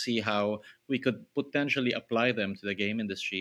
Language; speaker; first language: English; non-native, local second language; Filipino